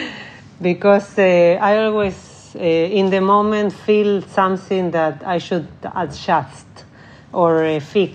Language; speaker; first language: English; non-native, learner; Spanish